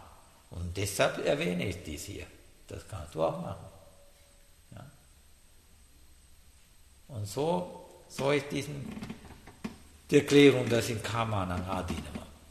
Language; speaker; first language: German; non-native, learner; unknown